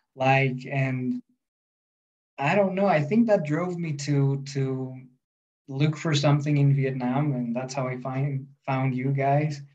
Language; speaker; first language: English; non-native, fluent; Spanish